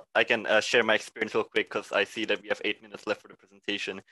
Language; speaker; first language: English; non-native, fluent; Indonesian